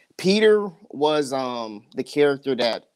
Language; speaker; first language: English; native; English